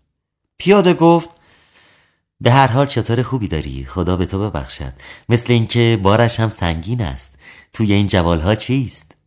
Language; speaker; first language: Persian; native; Persian